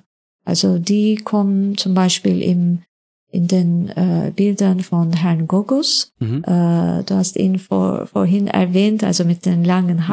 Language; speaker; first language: German; non-native, fluent; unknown